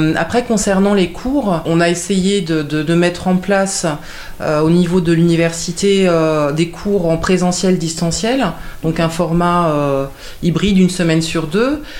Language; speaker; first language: French; native; French